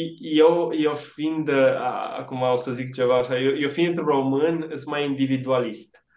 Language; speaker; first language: Romanian; early bilingual, heritage; Romanian